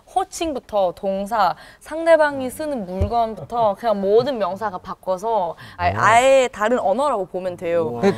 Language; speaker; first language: Korean; non-native, fluent; Thai